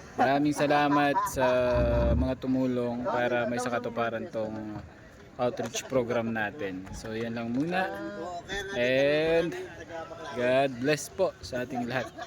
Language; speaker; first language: Filipino; native; Filipino